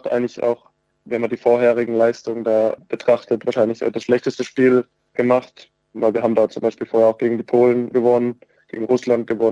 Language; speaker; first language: German; native; German